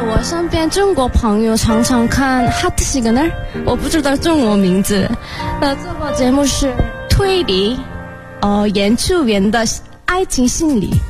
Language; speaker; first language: Chinese; non-native, learner; Korean